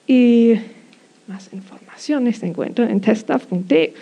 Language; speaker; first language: Spanish; non-native, fluent; German